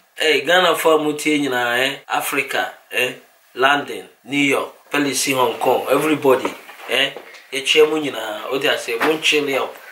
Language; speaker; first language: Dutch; non-native, learner; Akan